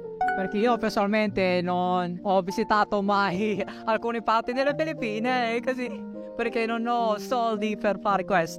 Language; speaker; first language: Italian; non-native, learner; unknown